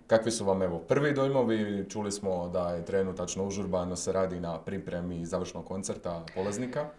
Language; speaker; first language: Croatian; native; Croatian